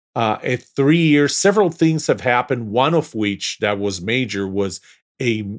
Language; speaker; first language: English; non-native, fluent; Hebrew